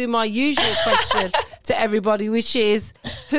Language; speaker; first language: English; native; English